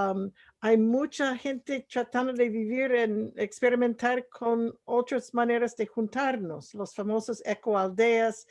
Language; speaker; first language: Spanish; non-native, fluent; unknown